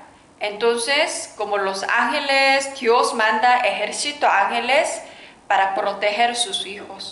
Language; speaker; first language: Spanish; non-native, learner; Korean